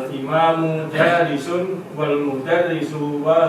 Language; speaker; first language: Arabic; non-native, learner; Indonesian